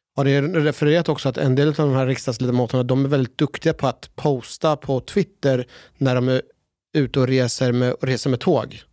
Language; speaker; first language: Swedish; early bilingual, other home language; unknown